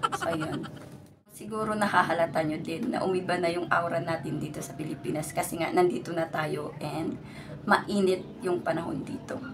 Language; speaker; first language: Filipino; native; Filipino